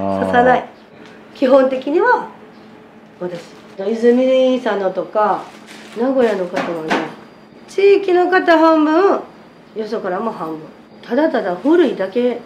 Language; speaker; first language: Japanese; native; Japanese